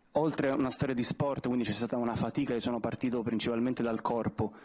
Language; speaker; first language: Italian; native; Italian